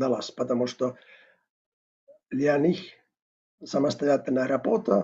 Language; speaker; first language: Russian; non-native, fluent; Finnish